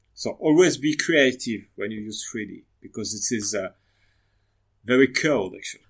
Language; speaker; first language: English; non-native, fluent; French